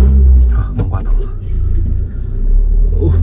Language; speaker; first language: Chinese; native; Chinese